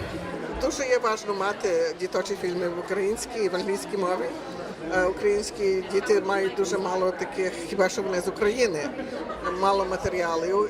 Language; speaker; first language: Ukrainian; early bilingual, heritage; Ukrainian